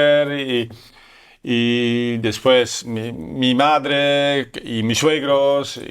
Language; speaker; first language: Spanish; non-native, learner; Dutch